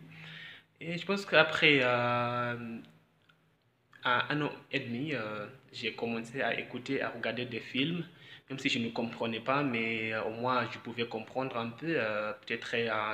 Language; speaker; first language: French; non-native, fluent; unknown